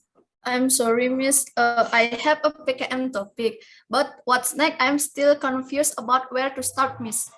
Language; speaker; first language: English; non-native, learner; Indonesian